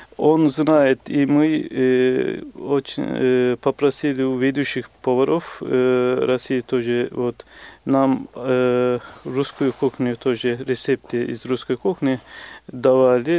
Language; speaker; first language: Russian; non-native, fluent; Turkish